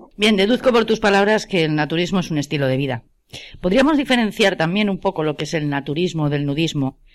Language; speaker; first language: Spanish; native; Spanish